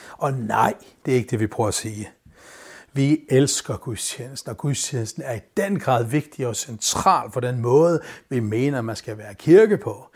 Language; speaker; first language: Danish; non-native, local second language; Faroese